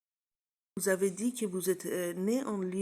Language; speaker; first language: French; non-native, learner; English